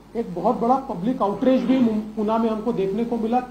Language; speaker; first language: Hindi; non-native, local second language; Marathi